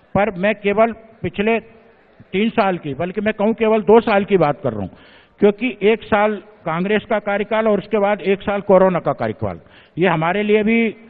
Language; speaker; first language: Hindi; native; Hindi